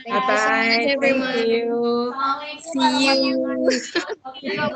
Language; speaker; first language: English; non-native, fluent; Indonesian